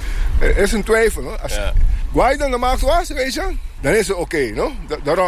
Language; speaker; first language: Dutch; non-native, local second language; Papiamento